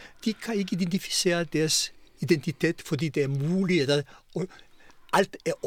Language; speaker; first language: Danish; non-native, fluent; Hebrew